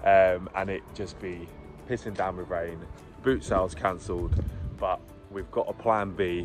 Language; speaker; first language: English; native; English